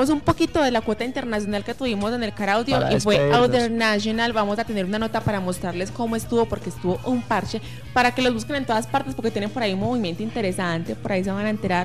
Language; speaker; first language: Spanish; native; Spanish